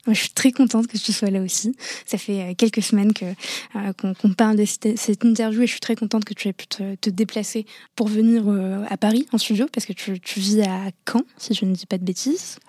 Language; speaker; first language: French; non-native, local second language; Arabic